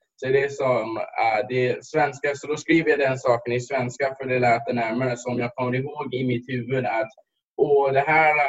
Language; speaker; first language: Swedish; early bilingual, heritage; English